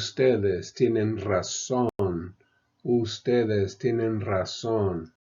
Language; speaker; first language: Spanish; non-native, fluent; English